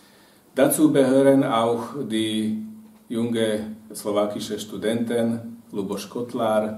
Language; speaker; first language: German; non-native, fluent; Slovak